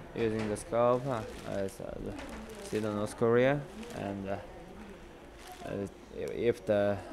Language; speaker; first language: English; non-native, learner; Korean